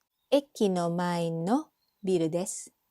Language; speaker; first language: Japanese; non-native, learner; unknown